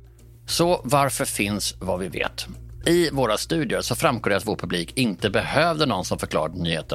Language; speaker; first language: Swedish; native; Swedish